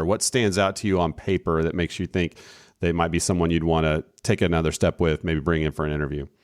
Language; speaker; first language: English; native; English